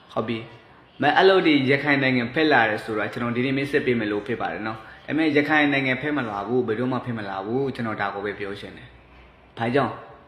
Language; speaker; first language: Burmese; non-native, local second language; Rohingya